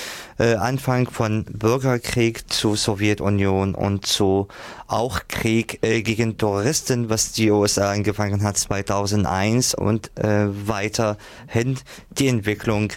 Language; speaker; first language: German; non-native, fluent; Arabic